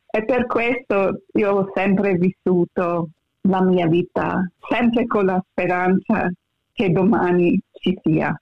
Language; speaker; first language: Italian; early bilingual, heritage; Italian